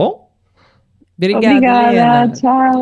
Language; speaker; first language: Portuguese; non-native, learner; Spanish